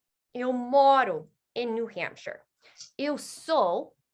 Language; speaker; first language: Portuguese; non-native, fluent; English